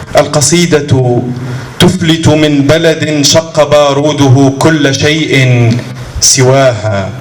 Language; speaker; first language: Arabic; native; Arabic